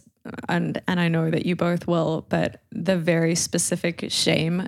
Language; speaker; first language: English; native; English